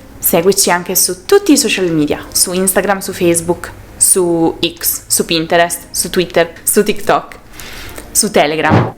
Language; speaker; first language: Italian; native; Italian